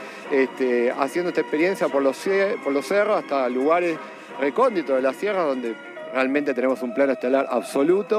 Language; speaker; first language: Spanish; native; Spanish